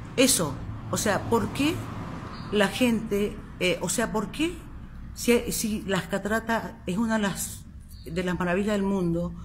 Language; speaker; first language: Spanish; native; Spanish